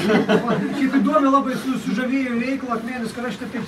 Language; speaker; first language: Lithuanian; native; Lithuanian